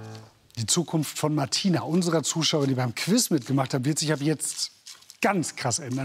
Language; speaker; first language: German; native; German